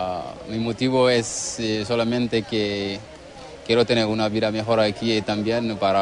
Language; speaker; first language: Spanish; non-native, learner; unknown